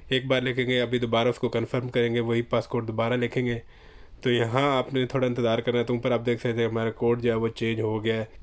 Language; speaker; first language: Urdu; non-native, local second language; Punjabi